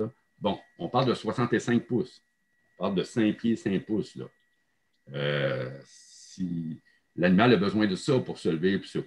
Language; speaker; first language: French; native; French